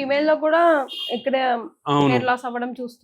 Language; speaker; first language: Telugu; native; Telugu